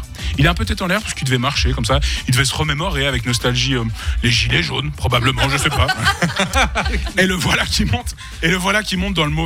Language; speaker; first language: French; native; French